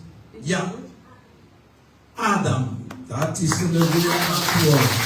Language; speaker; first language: Dutch; non-native, learner; French